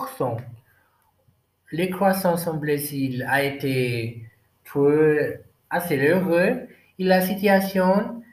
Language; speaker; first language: French; non-native, learner; Portuguese